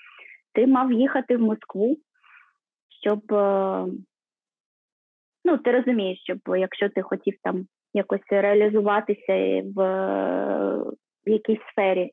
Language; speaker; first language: Ukrainian; native; Ukrainian